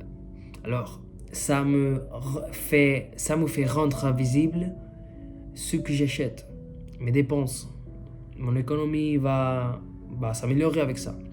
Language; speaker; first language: French; non-native, fluent; Spanish